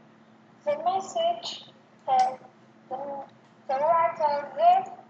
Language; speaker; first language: English; non-native, learner; Vietnamese